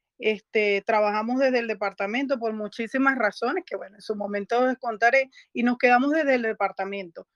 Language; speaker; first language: Spanish; native; Spanish